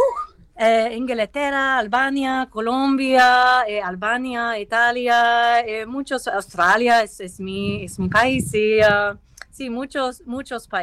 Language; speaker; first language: Spanish; non-native, learner; English